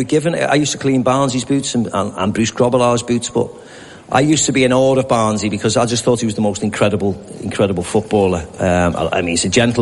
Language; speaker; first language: English; native; English